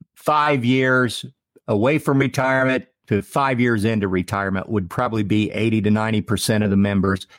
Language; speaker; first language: English; native; English